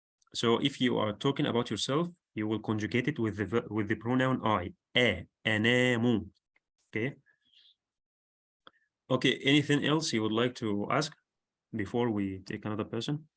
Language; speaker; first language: English; non-native, fluent; Arabic